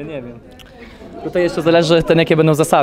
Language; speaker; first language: Polish; native; Polish